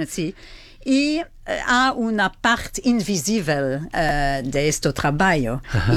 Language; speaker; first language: Portuguese; non-native, fluent; French